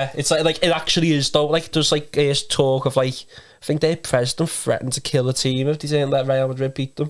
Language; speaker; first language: English; native; English